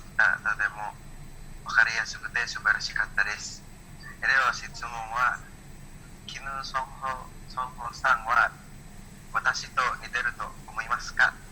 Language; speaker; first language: Japanese; non-native, fluent; Indonesian